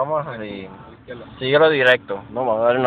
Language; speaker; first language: Spanish; native; Spanish